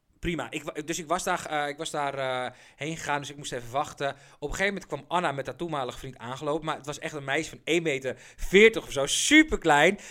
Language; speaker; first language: Dutch; early bilingual, other home language; Persian